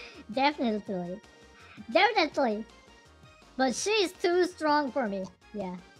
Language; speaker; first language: English; non-native, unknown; Japanese